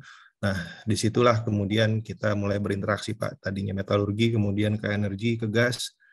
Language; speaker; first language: Indonesian; native; Indonesian